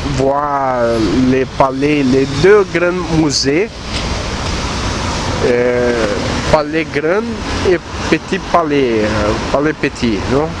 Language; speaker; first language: French; non-native, learner; Portuguese